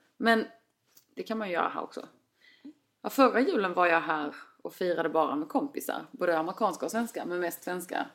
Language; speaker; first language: Swedish; native; Swedish